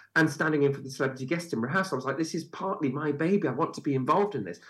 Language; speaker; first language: English; native; English